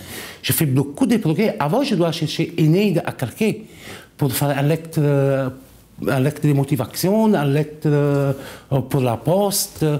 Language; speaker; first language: French; non-native, learner; Italian